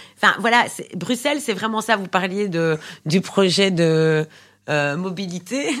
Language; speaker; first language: French; native; French